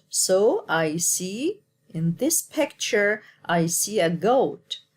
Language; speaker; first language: English; non-native, learner; Arabic